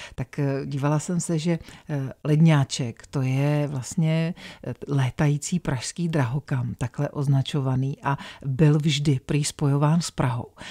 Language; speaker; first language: Czech; native; Czech